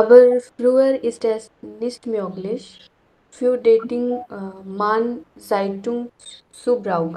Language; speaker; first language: German; non-native, learner; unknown